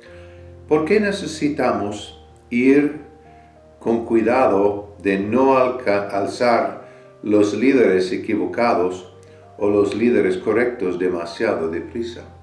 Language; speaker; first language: Spanish; non-native, fluent; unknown